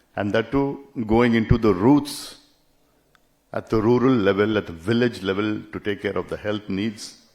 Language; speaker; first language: English; non-native, local second language; Tamil